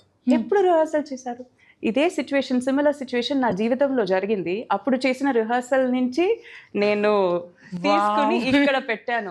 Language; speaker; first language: Telugu; non-native, fluent; Tamil